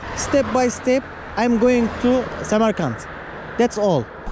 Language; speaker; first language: English; non-native, learner; Turkish